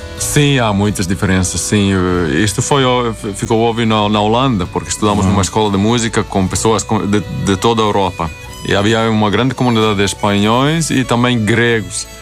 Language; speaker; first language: Portuguese; non-native, fluent; Swedish